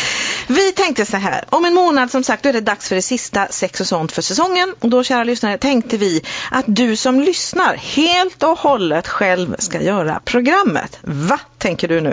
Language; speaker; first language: Swedish; native; Swedish